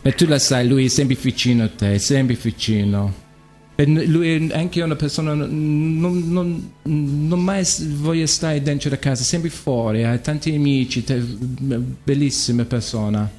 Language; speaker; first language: Italian; non-native, learner; English